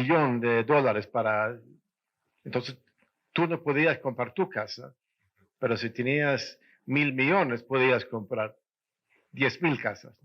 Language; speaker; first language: Spanish; non-native, fluent; Swedish